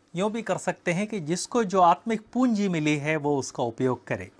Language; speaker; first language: Hindi; native; Hindi